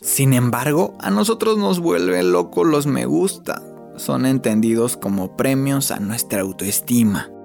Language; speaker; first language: Spanish; native; Spanish